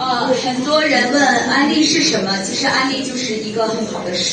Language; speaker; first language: Chinese; native; Chinese